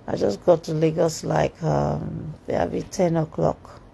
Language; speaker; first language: English; non-native, local second language; Yoruba